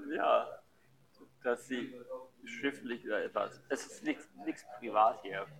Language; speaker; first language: German; non-native, fluent; English